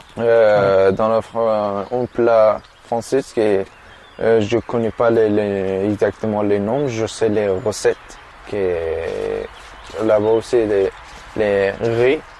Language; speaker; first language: French; non-native, learner; Persian